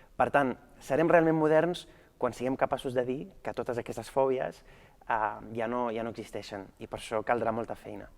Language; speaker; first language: Catalan; early bilingual, other home language; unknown